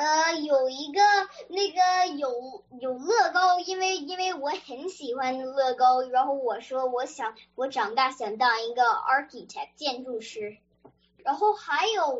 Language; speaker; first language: Chinese; early bilingual, other home language; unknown